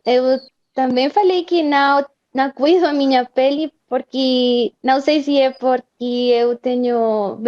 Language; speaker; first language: Portuguese; non-native, fluent; Spanish